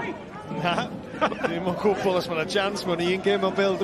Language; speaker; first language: Welsh; native; Welsh